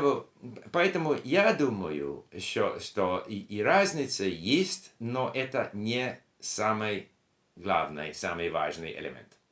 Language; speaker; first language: Russian; non-native, learner; English